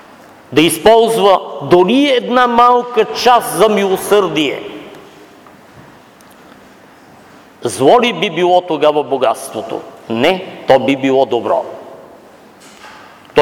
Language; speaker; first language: Bulgarian; native; Bulgarian